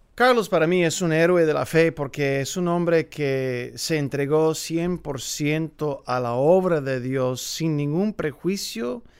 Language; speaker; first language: Spanish; non-native, fluent; English